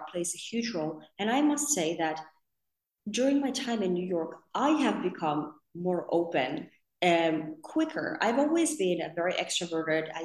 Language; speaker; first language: English; non-native, fluent; Finnish